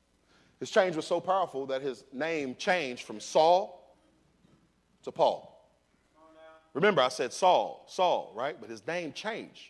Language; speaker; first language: English; native; English